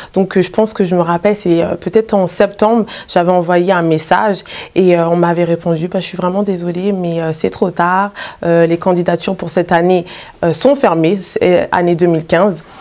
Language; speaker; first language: French; native; French